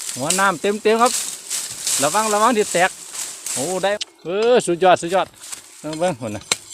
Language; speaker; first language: Thai; native; Thai